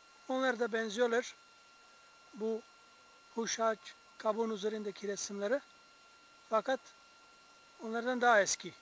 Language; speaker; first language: Turkish; non-native, fluent; English